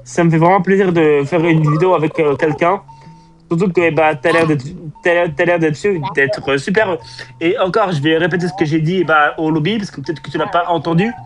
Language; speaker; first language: French; native; French